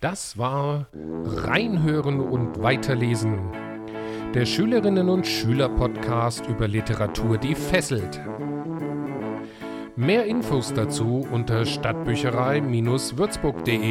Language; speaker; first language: German; native; German